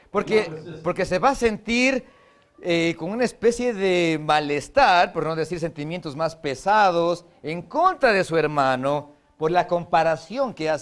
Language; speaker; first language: Spanish; native; Spanish